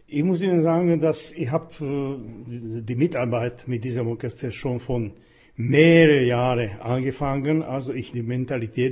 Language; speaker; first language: German; non-native, fluent; Slovak